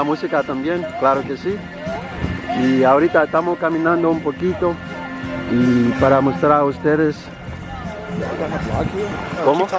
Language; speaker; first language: Spanish; non-native, learner; Haitian Creole